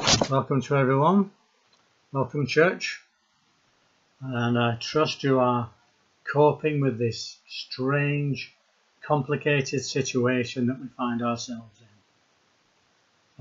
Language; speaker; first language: English; native; English